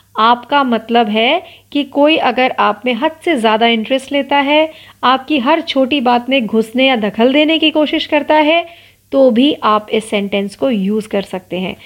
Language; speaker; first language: Hindi; non-native, local second language; Marathi